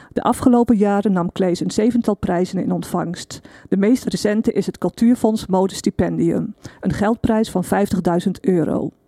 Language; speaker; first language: Dutch; native; Dutch